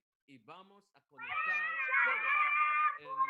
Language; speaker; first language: Spanish; non-native, learner; English